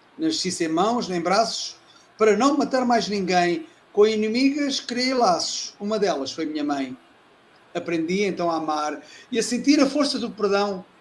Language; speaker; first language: Portuguese; native; Portuguese